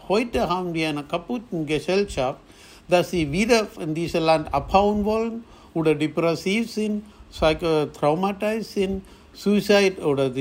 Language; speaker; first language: German; non-native, fluent; Tamil